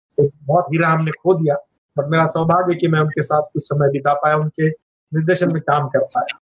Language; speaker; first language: Hindi; non-native, local second language; Marathi